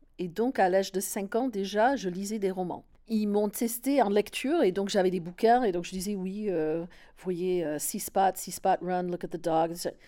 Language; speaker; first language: French; non-native, fluent; English